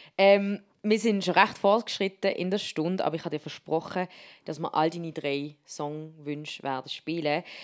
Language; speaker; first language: German; native; German